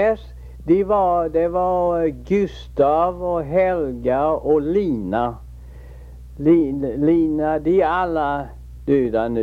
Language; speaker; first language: Swedish; early bilingual, heritage; Swedish